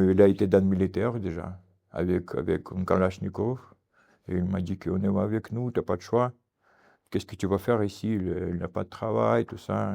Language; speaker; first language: French; non-native, learner; Ukrainian